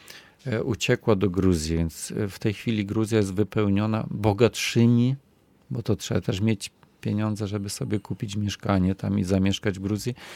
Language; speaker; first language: Polish; non-native, fluent; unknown